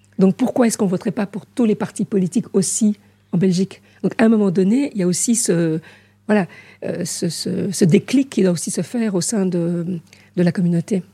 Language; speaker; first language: French; early bilingual, other home language; Arabic